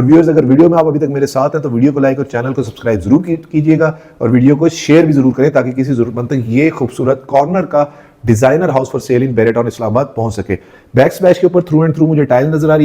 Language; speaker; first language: Urdu; native; Urdu